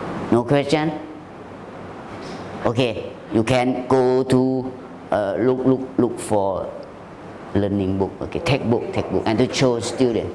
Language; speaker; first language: English; non-native, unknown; Thai